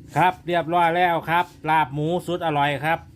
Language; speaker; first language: Thai; non-native, local second language; Northeastern Thai